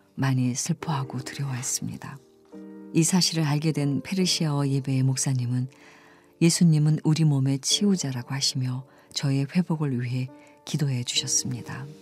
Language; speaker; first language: Korean; non-native, fluent; Persian